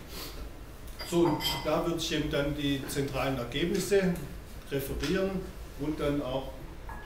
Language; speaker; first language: German; native; German